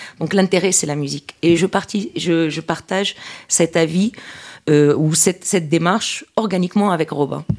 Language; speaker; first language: French; non-native, local second language; Arabic